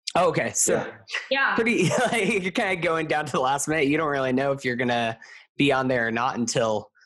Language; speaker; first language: English; native; English